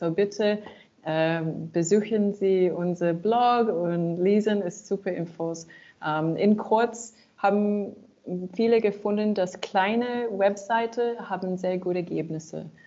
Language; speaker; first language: German; non-native, learner; English